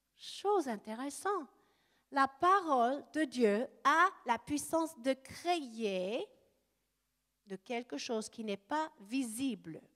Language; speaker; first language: French; non-native, fluent; English